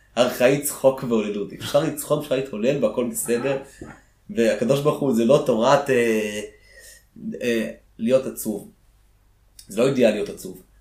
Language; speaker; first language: Hebrew; early bilingual, other home language; Russian